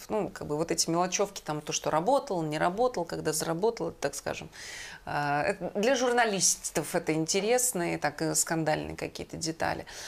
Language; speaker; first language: Russian; native; Russian